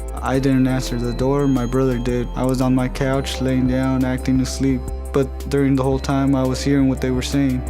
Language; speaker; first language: English; early bilingual, other home language; Spanish